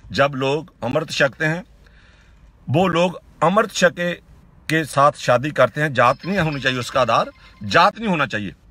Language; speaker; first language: Hindi; non-native, local second language; Punjabi